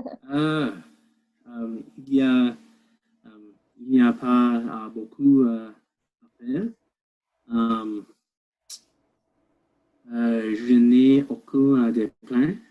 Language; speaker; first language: French; non-native, learner; English